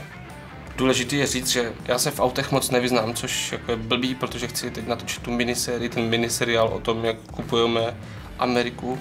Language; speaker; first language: Czech; native; Czech